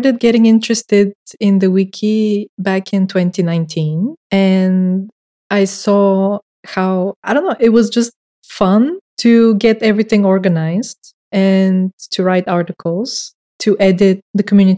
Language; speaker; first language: English; non-native, fluent; Bulgarian